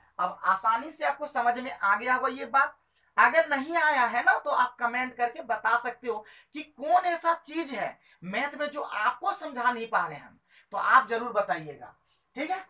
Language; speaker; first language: Hindi; native; Hindi